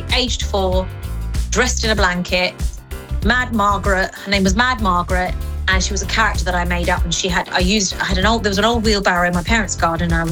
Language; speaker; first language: English; early bilingual, other home language; Greek